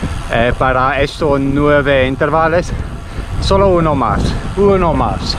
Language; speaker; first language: Spanish; non-native, learner; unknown